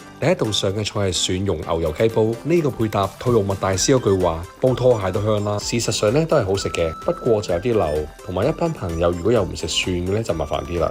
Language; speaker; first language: Cantonese; native; Cantonese